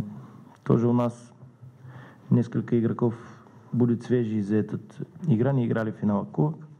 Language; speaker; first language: Russian; non-native, learner; Bulgarian